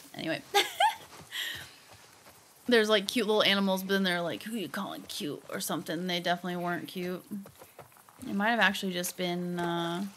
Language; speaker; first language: English; native; English